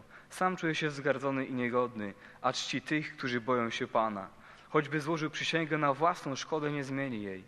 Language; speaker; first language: Polish; native; Polish